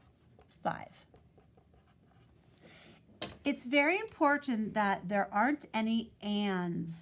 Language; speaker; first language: English; native; English